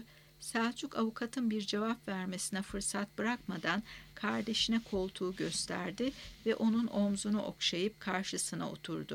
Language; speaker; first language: Turkish; native; Turkish